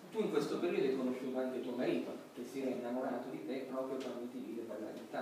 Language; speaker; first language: Italian; native; Italian